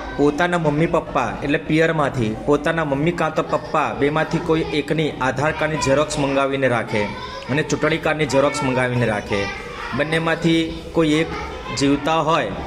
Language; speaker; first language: Gujarati; native; Gujarati